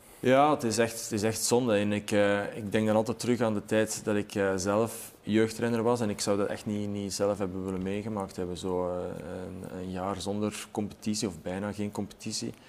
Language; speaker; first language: Dutch; native; Dutch